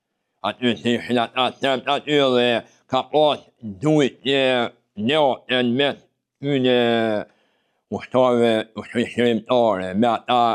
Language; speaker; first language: Albanian; native; Albanian